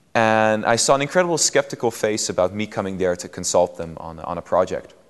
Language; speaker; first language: English; non-native, fluent; Dutch